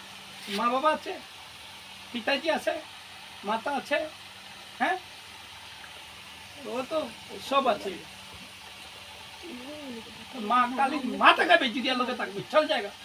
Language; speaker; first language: Hindi; non-native, learner; Bangla